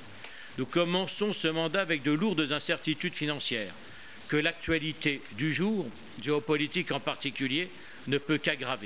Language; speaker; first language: French; native; French